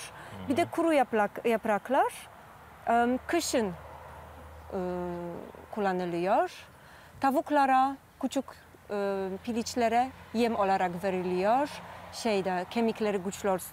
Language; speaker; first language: Turkish; non-native, fluent; Polish